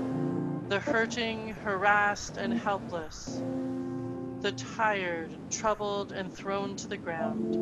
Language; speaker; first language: English; native; English